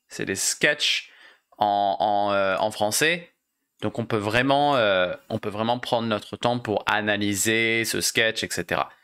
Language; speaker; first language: French; native; French